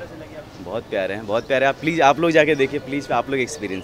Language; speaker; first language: Hindi; native; Hindi